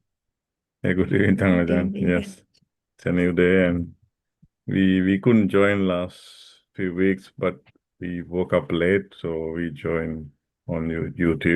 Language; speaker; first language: English; non-native, fluent; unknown